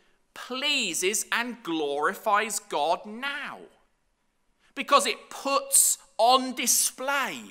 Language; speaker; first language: English; native; English